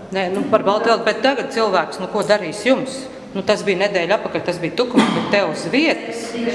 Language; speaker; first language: Latvian; native; Latvian